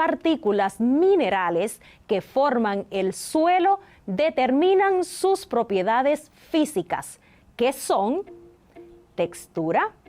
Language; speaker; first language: Spanish; native; Spanish